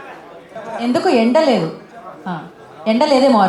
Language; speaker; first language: Telugu; native; Telugu